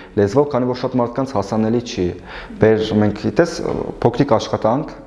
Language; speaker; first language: Armenian; non-native, local second language; Kurdish